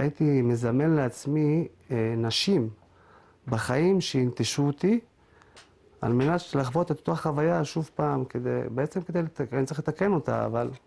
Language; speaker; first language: Hebrew; native; Hebrew